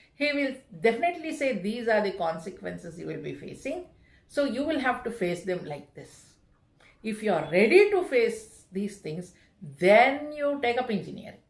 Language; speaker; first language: English; non-native, local second language; Kannada